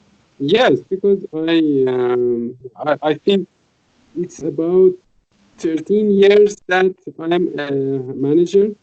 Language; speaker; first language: English; non-native, fluent; Persian